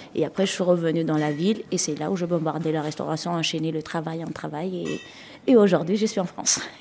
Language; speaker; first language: French; non-native, local second language; Malagasy